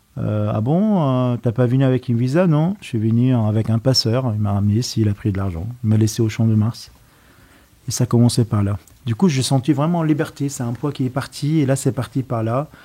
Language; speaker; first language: French; non-native, fluent; Arabic